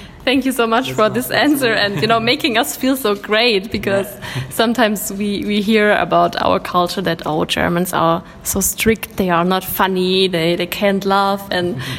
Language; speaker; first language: English; non-native, fluent; German